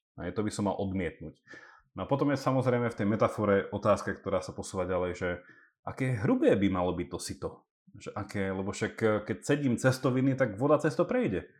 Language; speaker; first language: Slovak; early bilingual, heritage; English